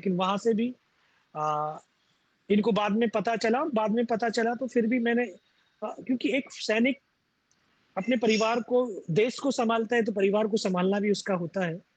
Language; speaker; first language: Hindi; native; Hindi